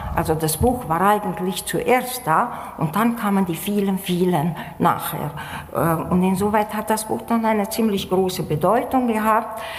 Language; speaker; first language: German; native; German